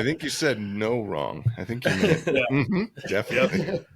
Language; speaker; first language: English; native; English